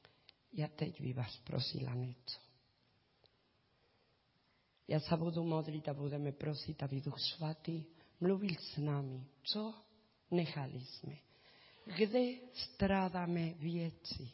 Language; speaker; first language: Czech; non-native, learner; Spanish